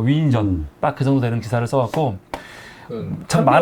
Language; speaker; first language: Korean; native; Korean